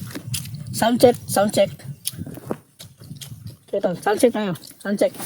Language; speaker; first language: Filipino; non-native, local second language; Cebuano